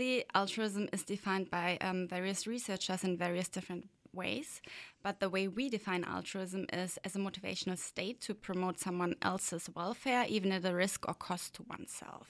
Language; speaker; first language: English; non-native, fluent; German